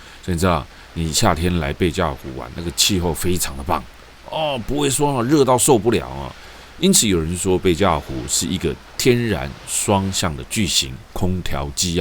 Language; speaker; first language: Chinese; native; Chinese